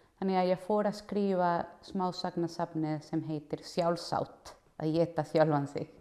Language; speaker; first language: Icelandic; non-native, fluent; Spanish